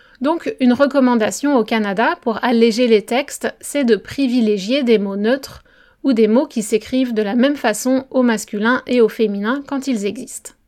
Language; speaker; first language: French; native; French